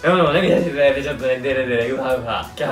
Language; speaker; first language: Japanese; native; Japanese